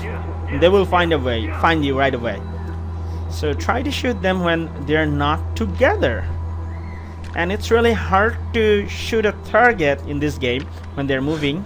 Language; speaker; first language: English; non-native, fluent; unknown